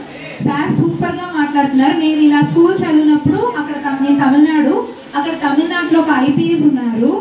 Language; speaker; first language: Telugu; non-native, local second language; Tamil